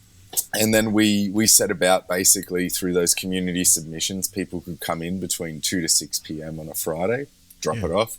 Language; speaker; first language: English; native; English